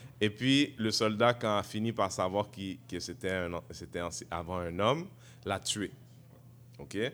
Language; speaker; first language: French; native; French